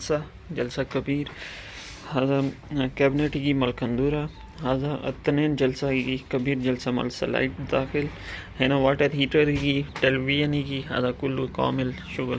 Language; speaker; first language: Arabic; non-native, learner; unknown